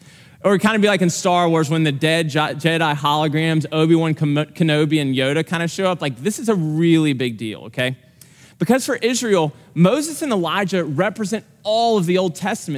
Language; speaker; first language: English; native; English